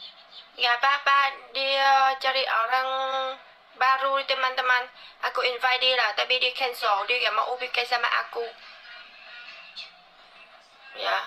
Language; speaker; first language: Indonesian; non-native, learner; Vietnamese